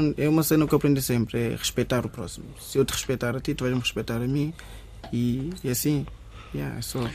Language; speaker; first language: Portuguese; early bilingual, other home language; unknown